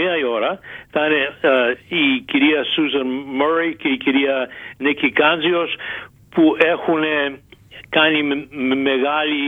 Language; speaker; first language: Greek; early bilingual, heritage; Greek